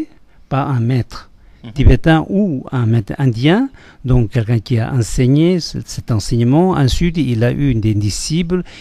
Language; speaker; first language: French; non-native, fluent; Tibetan